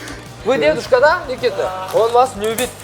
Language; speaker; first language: Russian; non-native, local second language; Kyrgyz